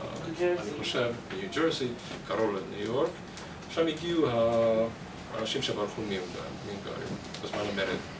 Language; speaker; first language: Hebrew; non-native, fluent; Hungarian